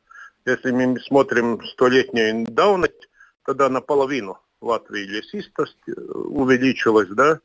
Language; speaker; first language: Russian; non-native, local second language; Latvian